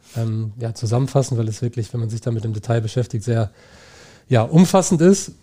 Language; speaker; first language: German; native; German